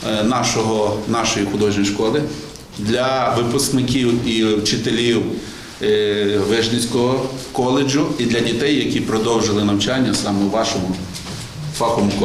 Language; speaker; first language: Ukrainian; native; Ukrainian